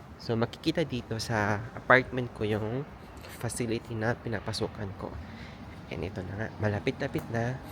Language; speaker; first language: Filipino; non-native, local second language; Iloko